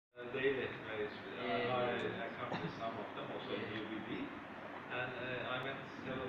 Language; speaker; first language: English; non-native, fluent; Turkish